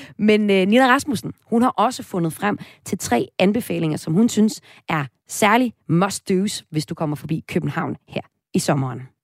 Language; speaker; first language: Danish; native; Danish